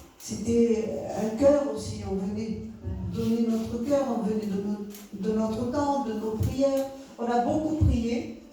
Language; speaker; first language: French; native; French